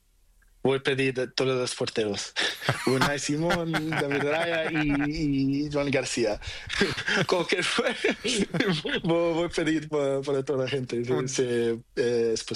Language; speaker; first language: Spanish; non-native, learner; Portuguese